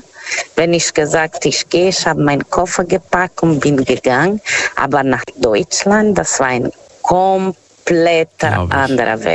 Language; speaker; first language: German; non-native, fluent; Portuguese